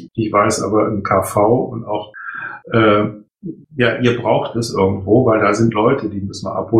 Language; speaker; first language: German; native; German